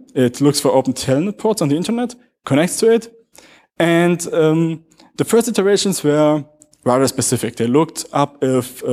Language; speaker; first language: English; non-native, fluent; German